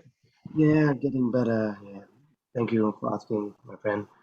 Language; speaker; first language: English; non-native, learner; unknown